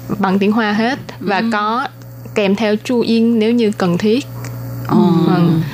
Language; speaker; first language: Vietnamese; non-native, local second language; Cantonese